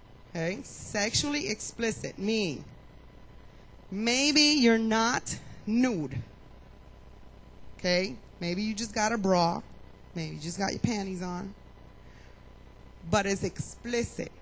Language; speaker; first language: English; early bilingual, other home language; Spanish